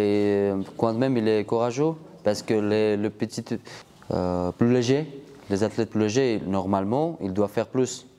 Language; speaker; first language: French; non-native, learner; Georgian